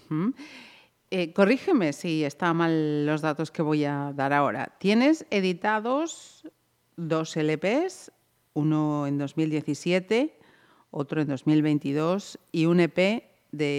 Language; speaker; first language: Spanish; native; Spanish